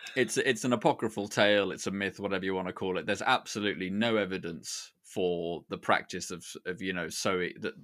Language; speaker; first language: English; native; English